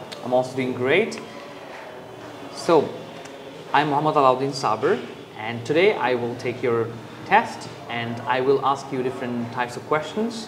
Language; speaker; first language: English; non-native, fluent; Bangla